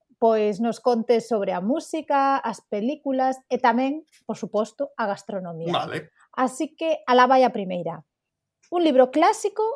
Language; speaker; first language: Galician; native; Galician